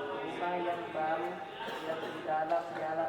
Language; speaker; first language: Indonesian; native; Indonesian